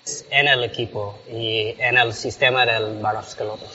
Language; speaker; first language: Spanish; non-native, learner; English